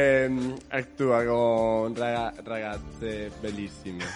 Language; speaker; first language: Italian; non-native, learner; Spanish